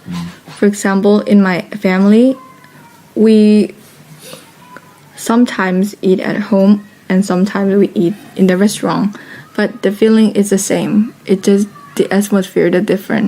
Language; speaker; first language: English; non-native, fluent; Thai